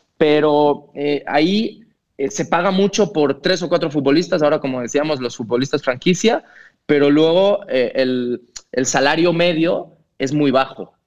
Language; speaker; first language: Spanish; non-native, local second language; Catalan